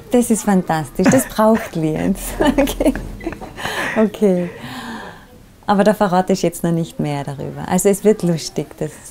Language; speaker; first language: German; native; German